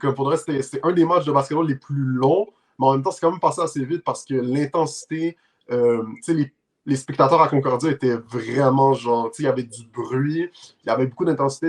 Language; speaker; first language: French; native; French